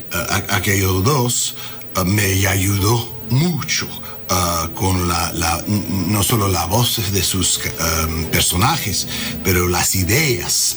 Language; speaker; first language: Spanish; non-native, learner; English